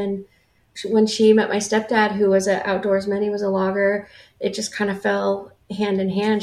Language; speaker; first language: English; native; English